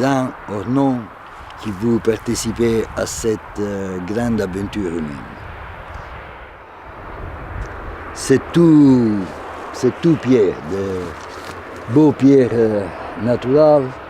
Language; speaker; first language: French; non-native, fluent; Italian